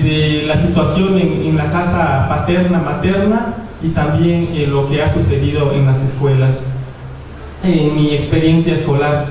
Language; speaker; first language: Spanish; non-native, local second language; Zapotec